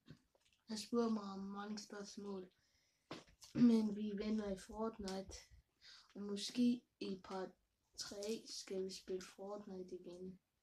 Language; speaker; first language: Danish; early bilingual, other home language; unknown